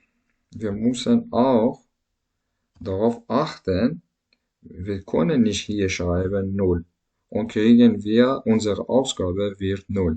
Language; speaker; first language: German; non-native, learner; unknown